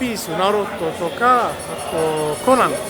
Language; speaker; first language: Japanese; non-native, learner; Arabic